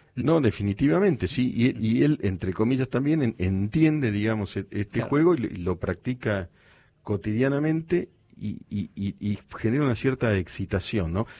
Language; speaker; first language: Spanish; native; Spanish